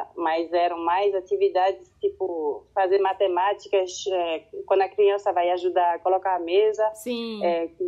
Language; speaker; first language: Portuguese; non-native, fluent; French